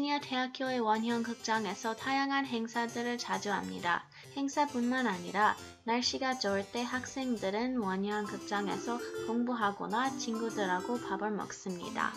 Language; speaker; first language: Korean; non-native, learner; English